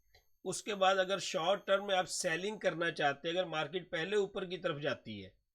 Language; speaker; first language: Hindi; non-native, local second language; Punjabi